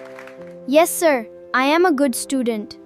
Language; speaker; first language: English; non-native, learner; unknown